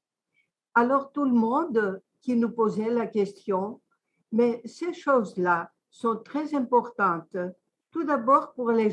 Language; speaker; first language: French; non-native, fluent; Greek